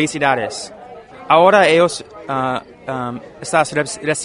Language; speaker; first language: Spanish; non-native, learner; English